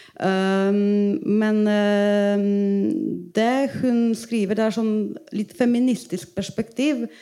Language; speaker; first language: Norwegian; non-native, fluent; Polish